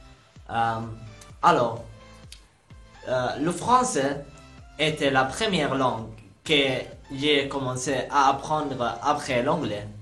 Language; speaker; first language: French; non-native, learner; Arabic